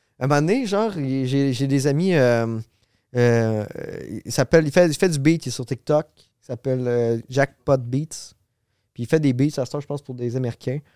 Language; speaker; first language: French; native; French